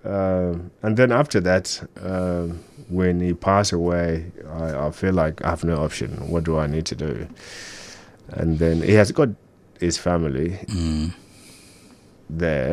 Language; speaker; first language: English; early bilingual, other home language; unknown